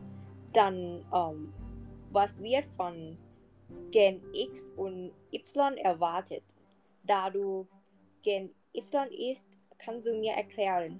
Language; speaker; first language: German; non-native, learner; Thai